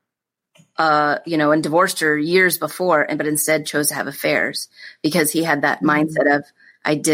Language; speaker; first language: English; native; English